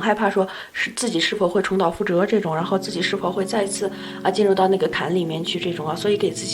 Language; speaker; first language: Chinese; native; Chinese